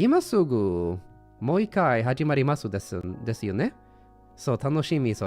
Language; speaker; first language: Japanese; non-native, learner; English